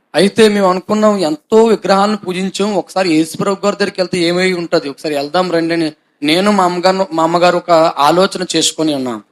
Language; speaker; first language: Telugu; non-native, fluent; Hindi